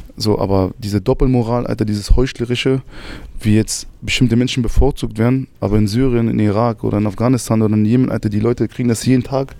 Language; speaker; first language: German; early bilingual, other home language; Arabic